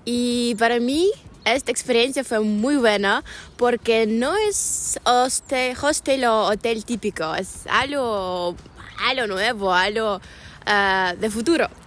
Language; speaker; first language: Spanish; non-native, learner; Ukrainian